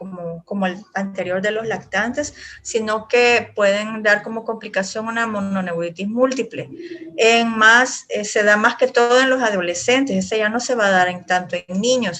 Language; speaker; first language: Spanish; native; Spanish